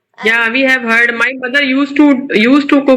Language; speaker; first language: English; non-native, local second language; Urdu